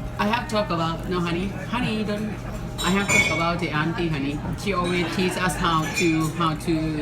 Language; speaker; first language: English; non-native, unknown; Thai